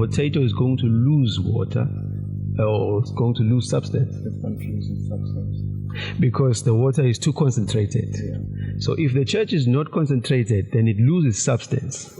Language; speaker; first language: English; non-native, local second language; Zulu